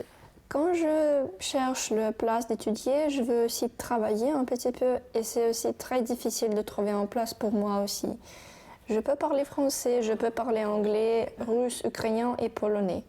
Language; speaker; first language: French; non-native, learner; Ukrainian